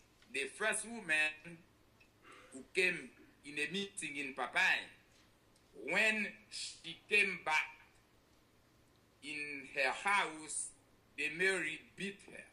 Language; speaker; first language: English; non-native, learner; Haitian Creole